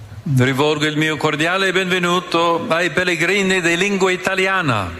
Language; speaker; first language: Italian; non-native, fluent; English